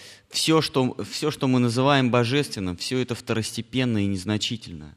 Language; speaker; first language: Russian; native; Russian